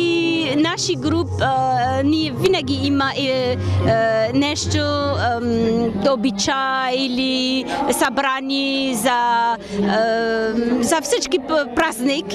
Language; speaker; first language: Bulgarian; non-native, learner; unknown